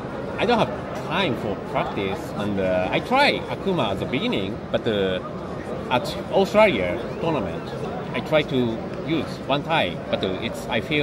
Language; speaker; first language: English; non-native, learner; Japanese